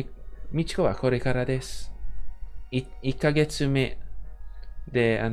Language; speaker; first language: Japanese; non-native, fluent; English